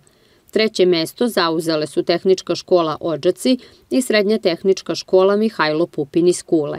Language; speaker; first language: Serbian; native; Serbian